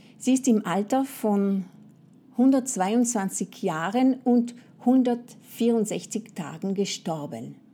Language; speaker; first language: German; non-native, fluent; French